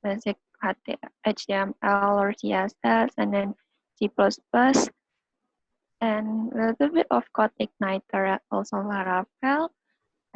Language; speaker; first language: English; non-native, learner; Indonesian